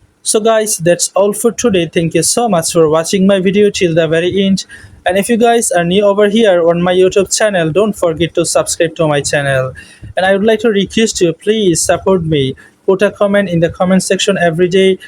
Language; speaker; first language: English; non-native, local second language; Bangla